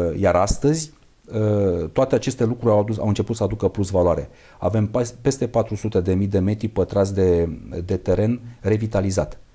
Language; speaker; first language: Romanian; native; Romanian